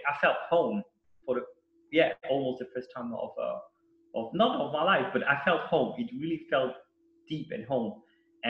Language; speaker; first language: English; non-native, fluent; Italian